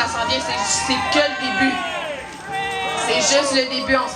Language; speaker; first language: French; native; French